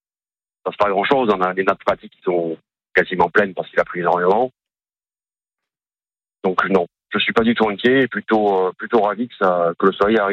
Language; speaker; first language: French; native; French